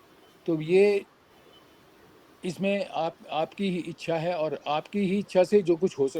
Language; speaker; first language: Hindi; native; Hindi